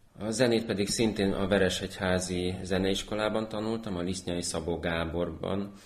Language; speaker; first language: Hungarian; early bilingual, other home language; Ukrainian